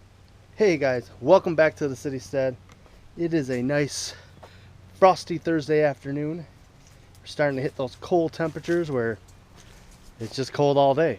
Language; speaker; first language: English; native; English